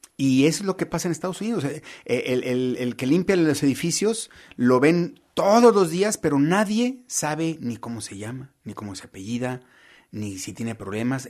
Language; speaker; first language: Spanish; native; Spanish